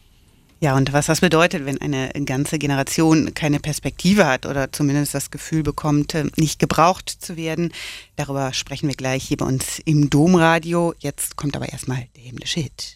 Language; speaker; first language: German; native; German